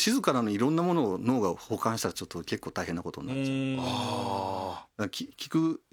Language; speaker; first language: Japanese; native; Japanese